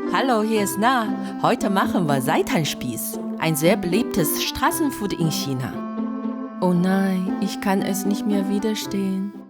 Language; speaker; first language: German; non-native, fluent; Chinese